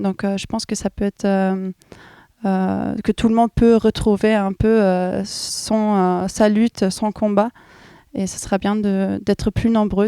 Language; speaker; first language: French; non-native, fluent; German